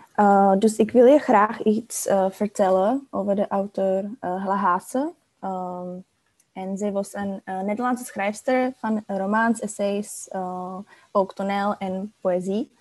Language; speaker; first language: Dutch; non-native, learner; Czech